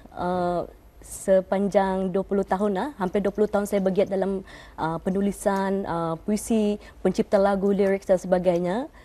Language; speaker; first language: Malay; native; Malay